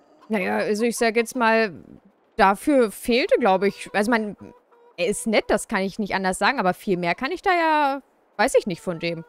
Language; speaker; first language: German; native; German